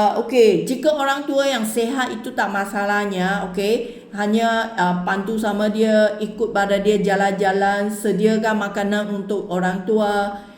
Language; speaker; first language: Malay; non-native, local second language; Chinese